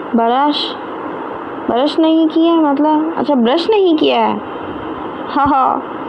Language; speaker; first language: Hindi; native; Hindi